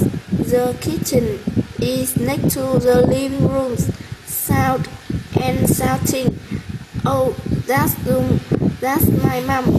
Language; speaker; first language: English; non-native, learner; Vietnamese